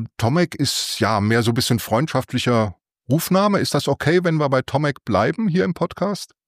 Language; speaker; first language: German; native; German